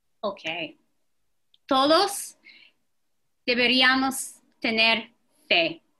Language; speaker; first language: Spanish; non-native, fluent; English